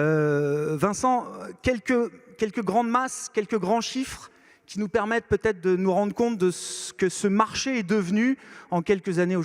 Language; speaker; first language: French; native; French